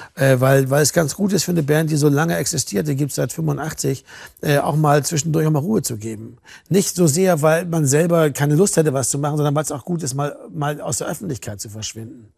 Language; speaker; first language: German; native; German